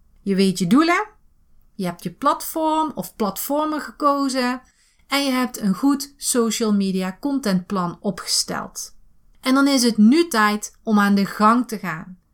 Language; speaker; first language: Dutch; native; Dutch